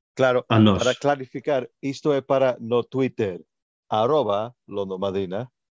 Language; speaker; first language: Galician; non-native, local second language; Spanish